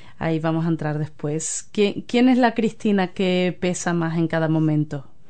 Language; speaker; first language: Spanish; native; Spanish